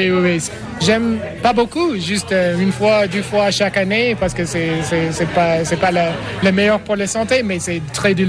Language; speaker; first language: French; non-native, learner; English